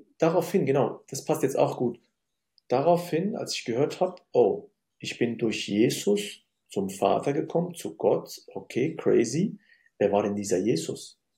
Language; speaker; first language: German; early bilingual, other home language; Arabic